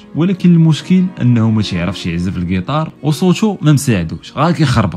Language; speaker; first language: Arabic; native; Arabic